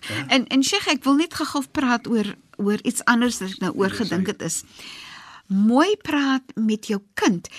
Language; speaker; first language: Afrikaans; native; Afrikaans